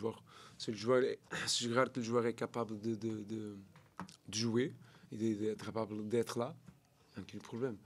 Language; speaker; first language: French; non-native, learner; Portuguese